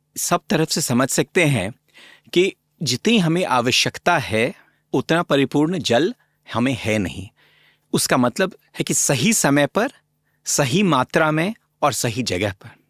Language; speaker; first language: Hindi; native; Hindi